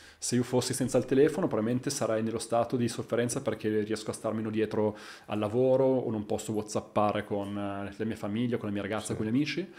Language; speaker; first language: Italian; native; Italian